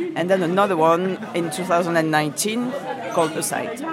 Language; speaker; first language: English; non-native, fluent; French